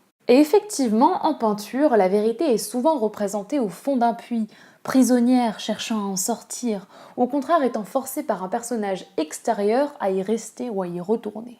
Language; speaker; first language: French; native; French